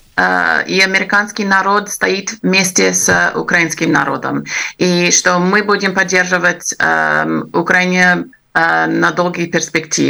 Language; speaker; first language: Russian; non-native, fluent; English